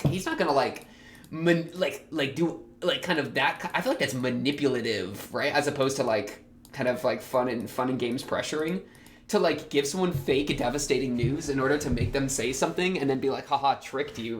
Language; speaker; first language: English; native; English